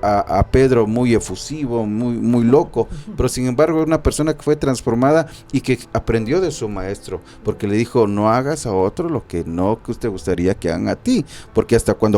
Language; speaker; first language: Spanish; native; Spanish